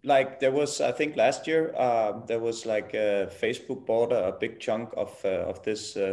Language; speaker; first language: English; non-native, fluent; Danish